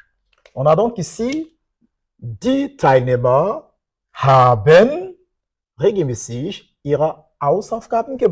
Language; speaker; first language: German; non-native, fluent; French